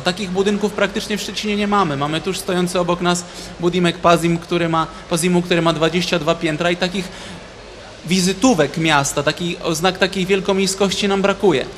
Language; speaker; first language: Polish; native; Polish